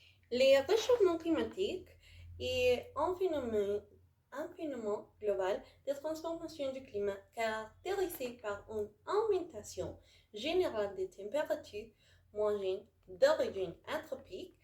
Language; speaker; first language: French; non-native, learner; Spanish